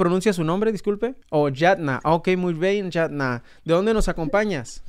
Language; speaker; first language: Spanish; native; Spanish